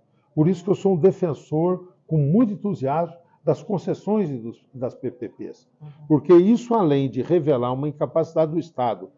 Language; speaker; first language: Portuguese; native; Portuguese